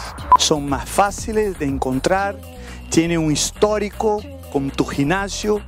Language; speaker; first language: Spanish; non-native, fluent; Portuguese